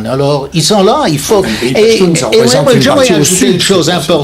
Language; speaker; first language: French; non-native, fluent; English